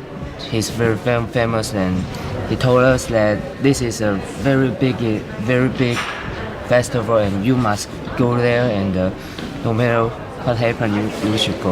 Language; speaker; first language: English; non-native, learner; Chinese